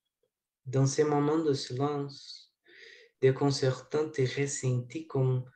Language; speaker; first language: French; non-native, learner; Portuguese